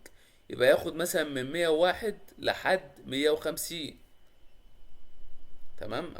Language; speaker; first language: Arabic; native; Arabic